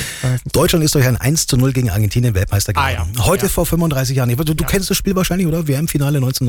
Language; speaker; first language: German; native; German